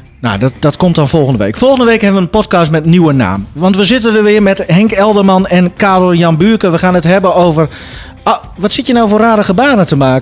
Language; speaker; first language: Dutch; native; Dutch